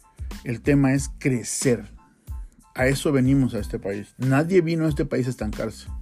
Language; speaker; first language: Spanish; native; Spanish